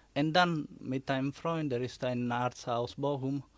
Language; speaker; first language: German; non-native, learner; Italian